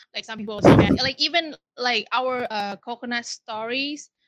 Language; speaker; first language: English; non-native, fluent; Thai